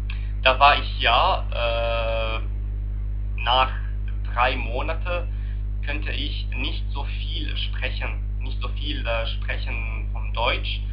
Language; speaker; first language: German; non-native, learner; Arabic